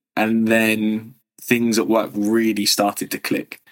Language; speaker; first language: English; native; English